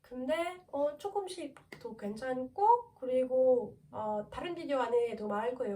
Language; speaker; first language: Korean; non-native, learner; French